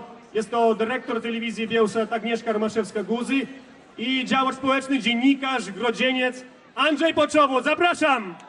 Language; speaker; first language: Polish; non-native, fluent; Belarusian